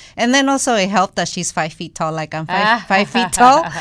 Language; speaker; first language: English; non-native, fluent; Spanish